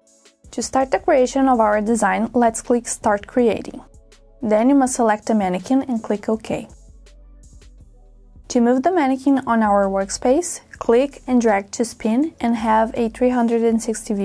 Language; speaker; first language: English; non-native, fluent; Portuguese